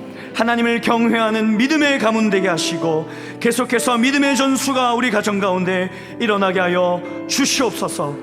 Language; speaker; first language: Korean; native; Korean